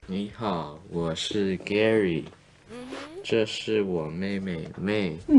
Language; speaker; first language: Chinese; non-native, learner; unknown